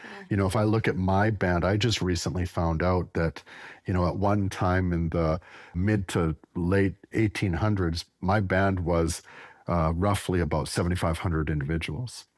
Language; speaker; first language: English; native; English